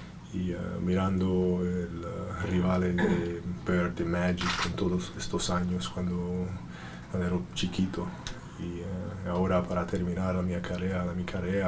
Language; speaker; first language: Spanish; non-native, learner; English